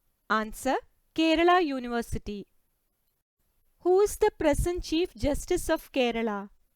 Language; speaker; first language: English; non-native, local second language; Malayalam